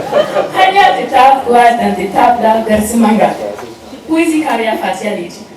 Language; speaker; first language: Indonesian; non-native, learner; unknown